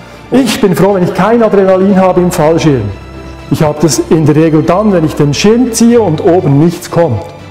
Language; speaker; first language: German; native; German